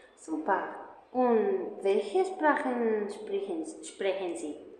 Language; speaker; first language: German; non-native, learner; Spanish